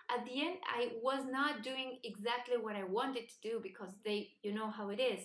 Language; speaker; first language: English; non-native, fluent; Spanish